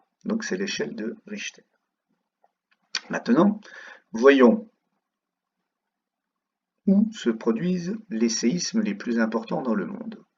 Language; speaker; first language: French; native; French